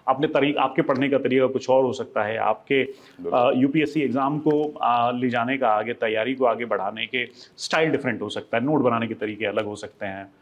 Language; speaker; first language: Hindi; native; Hindi